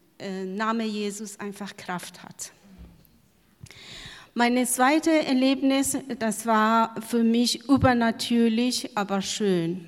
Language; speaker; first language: German; non-native, fluent; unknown